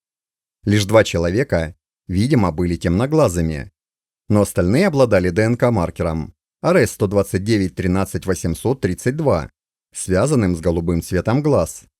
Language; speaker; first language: Russian; native; Russian